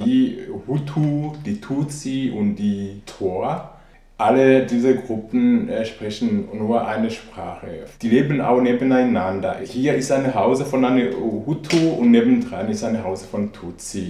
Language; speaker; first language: German; non-native, fluent; Rundi